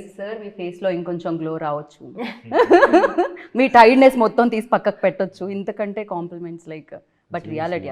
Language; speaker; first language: Telugu; native; Telugu